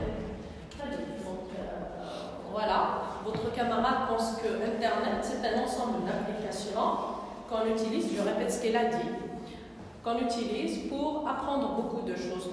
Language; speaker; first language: French; non-native, local second language; Arabic